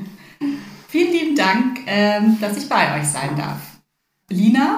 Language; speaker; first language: German; native; German